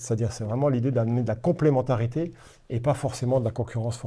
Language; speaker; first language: French; native; French